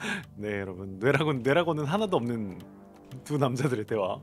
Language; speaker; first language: Korean; native; Korean